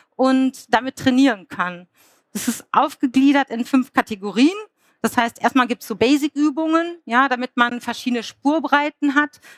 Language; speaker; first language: German; native; German